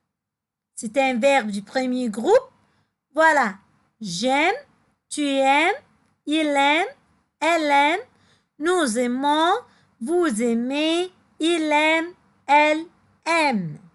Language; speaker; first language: French; non-native, fluent; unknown